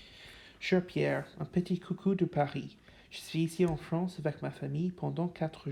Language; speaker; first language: French; non-native, fluent; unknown